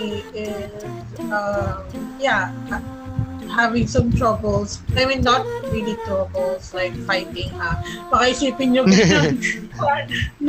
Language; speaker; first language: English; non-native, local second language; Filipino